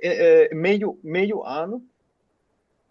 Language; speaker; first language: Portuguese; non-native, fluent; Finnish